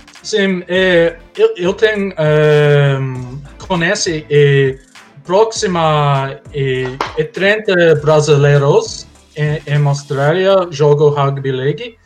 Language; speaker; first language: Portuguese; non-native, learner; English